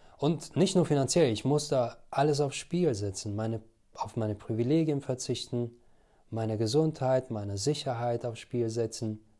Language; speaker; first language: German; non-native, fluent; Albanian